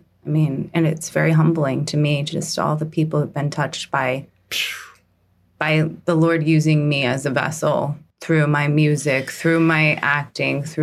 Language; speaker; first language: English; native; English